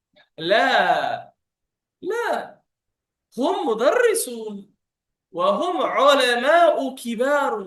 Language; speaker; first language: Arabic; non-native, fluent; Bangla